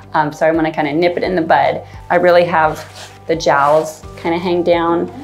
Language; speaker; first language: English; native; English